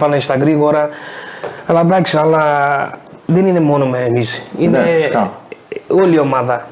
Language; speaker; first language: Greek; non-native, fluent; Portuguese